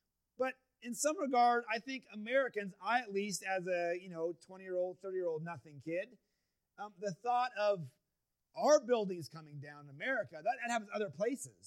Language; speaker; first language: English; native; English